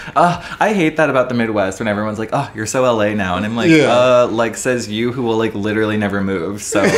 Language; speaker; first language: English; native; English